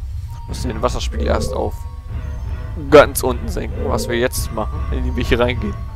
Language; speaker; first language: German; native; German